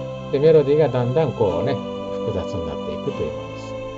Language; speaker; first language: Japanese; native; Japanese